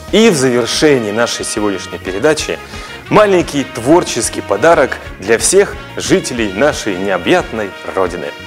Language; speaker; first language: Russian; native; Russian